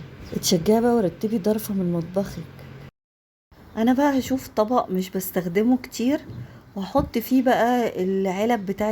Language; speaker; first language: Arabic; native; Arabic